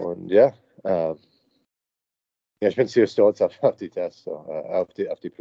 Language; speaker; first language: German; non-native, learner; English